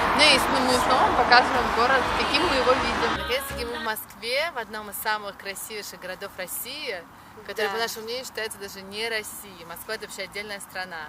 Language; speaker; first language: Russian; native; Russian